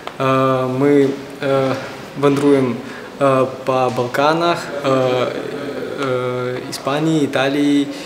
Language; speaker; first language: Belarusian; non-native, local second language; Russian